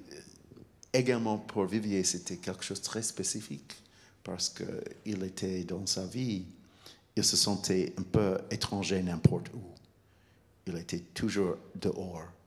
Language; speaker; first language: French; non-native, fluent; English